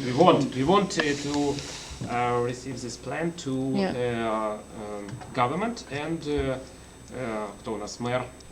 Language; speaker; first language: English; non-native, learner; Russian